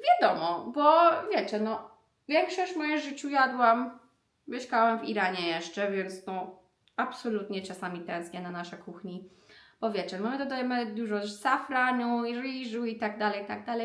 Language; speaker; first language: Polish; non-native, learner; Persian